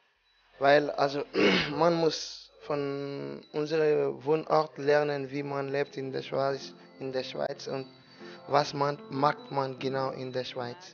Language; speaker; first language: German; non-native, learner; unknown